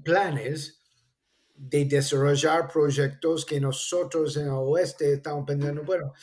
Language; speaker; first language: Spanish; non-native, fluent; English